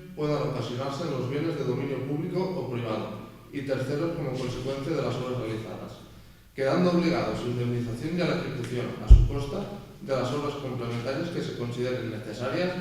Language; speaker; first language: Spanish; non-native, local second language; Catalan